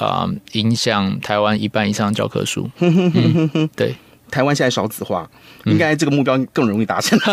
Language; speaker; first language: Chinese; native; Chinese